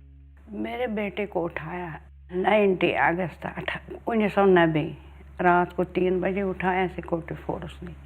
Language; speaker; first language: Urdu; non-native, local second language; Kashmiri